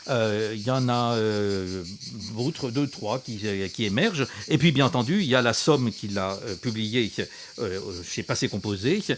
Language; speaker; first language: French; native; French